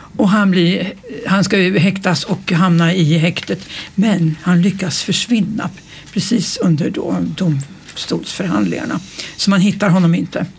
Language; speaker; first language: Swedish; native; Swedish